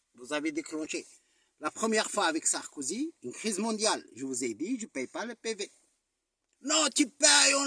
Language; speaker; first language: French; non-native, local second language; Arabic